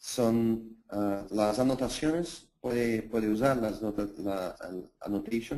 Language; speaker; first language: Spanish; non-native, fluent; Portuguese